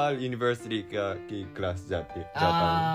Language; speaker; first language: Hindi; non-native, learner; Japanese